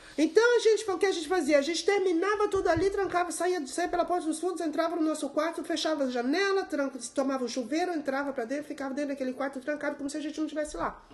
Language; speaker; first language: Portuguese; native; Portuguese